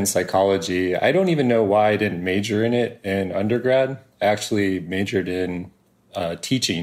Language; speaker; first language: English; native; English